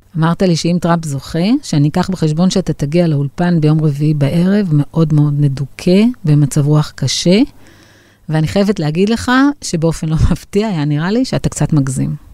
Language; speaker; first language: Hebrew; native; Hebrew